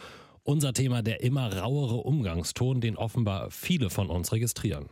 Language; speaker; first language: German; native; German